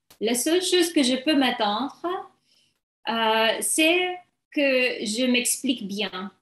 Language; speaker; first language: French; non-native, learner; English